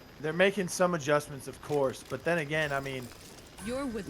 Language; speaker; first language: English; native; English